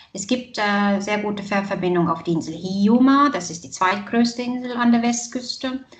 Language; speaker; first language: German; non-native, fluent; Estonian